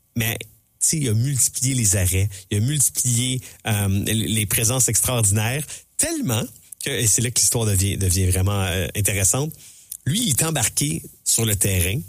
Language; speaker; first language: French; native; French